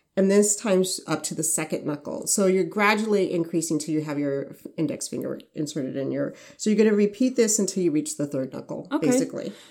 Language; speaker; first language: English; native; English